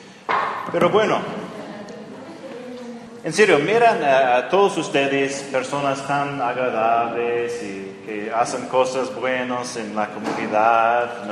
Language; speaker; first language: Spanish; non-native, fluent; English